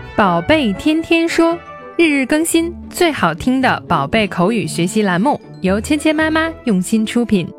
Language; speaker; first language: Chinese; native; Chinese